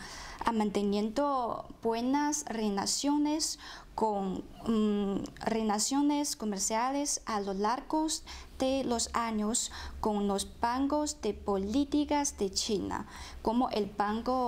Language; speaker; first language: Spanish; non-native, fluent; Chinese